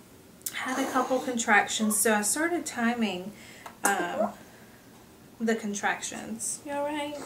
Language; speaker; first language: English; native; English